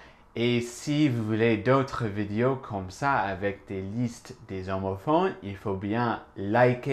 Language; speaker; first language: French; non-native, fluent; English